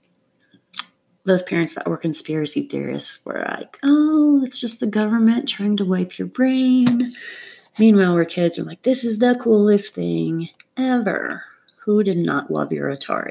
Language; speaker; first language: English; native; English